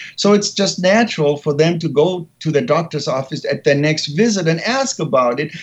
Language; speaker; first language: English; non-native, fluent; German